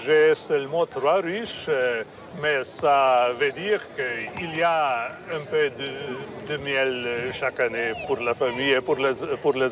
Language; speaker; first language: French; non-native, fluent; Slovenian